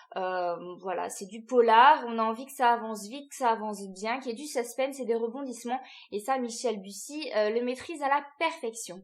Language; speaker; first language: French; native; French